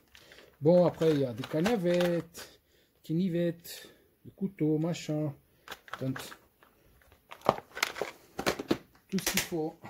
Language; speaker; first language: French; non-native, fluent; Portuguese